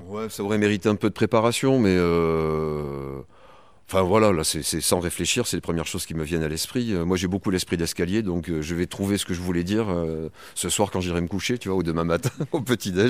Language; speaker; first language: French; native; French